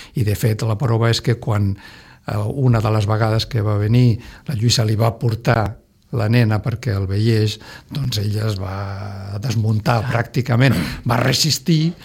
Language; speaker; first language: Catalan; non-native, local second language; Spanish